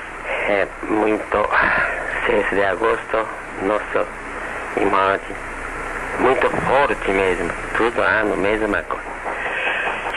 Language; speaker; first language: Portuguese; non-native, learner; Japanese